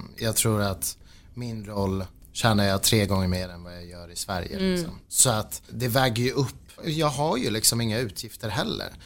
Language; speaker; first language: Swedish; native; Swedish